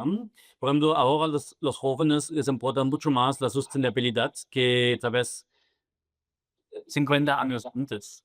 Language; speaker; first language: Spanish; non-native, fluent; German